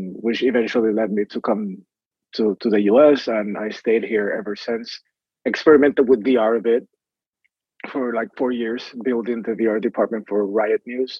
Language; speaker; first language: English; non-native, fluent; Spanish